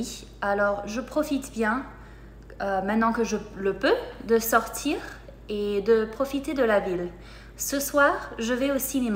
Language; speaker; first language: French; non-native, fluent; English